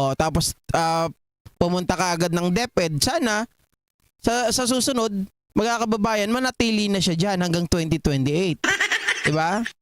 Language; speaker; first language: Filipino; non-native, local second language; Iloko